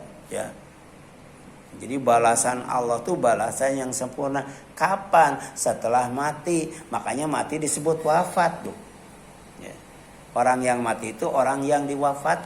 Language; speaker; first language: Indonesian; native; Indonesian